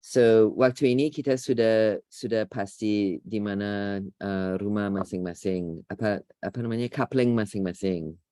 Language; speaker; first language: Indonesian; non-native, fluent; English